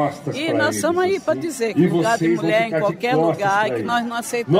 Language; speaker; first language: Portuguese; native; Portuguese